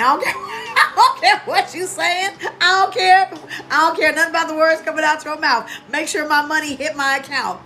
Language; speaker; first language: English; native; English